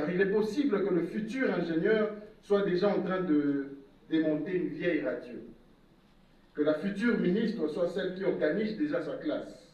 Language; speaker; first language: French; non-native, local second language; Lingala